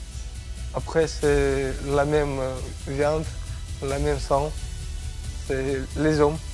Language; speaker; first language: French; non-native, learner; Romanian